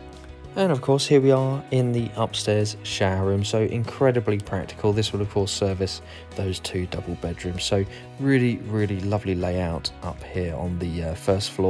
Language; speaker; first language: English; native; English